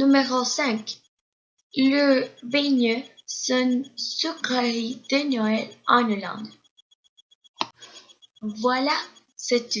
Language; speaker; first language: French; non-native, learner; Spanish